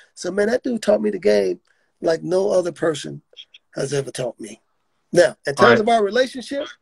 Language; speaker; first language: English; native; English